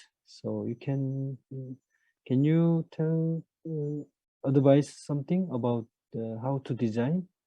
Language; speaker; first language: English; non-native, learner; Korean